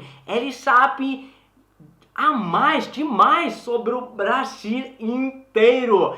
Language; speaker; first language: Portuguese; non-native, learner; Swedish